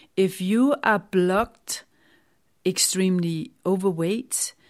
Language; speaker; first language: English; non-native, fluent; Danish